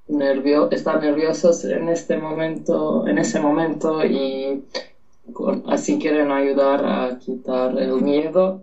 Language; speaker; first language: Spanish; non-native, fluent; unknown